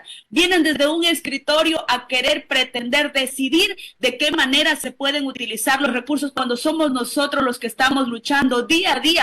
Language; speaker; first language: Spanish; native; Spanish